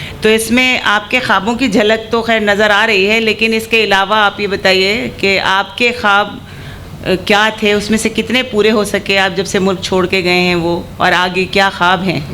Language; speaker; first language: Urdu; native; Urdu